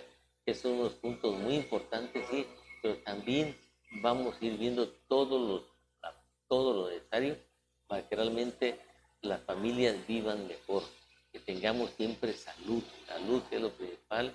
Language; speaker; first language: Spanish; native; Spanish